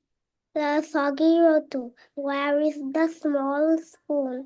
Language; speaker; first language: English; non-native, learner; Bangla